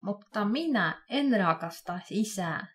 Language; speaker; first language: Finnish; non-native, fluent; Russian